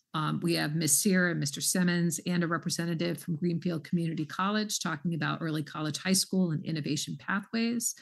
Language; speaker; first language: English; native; English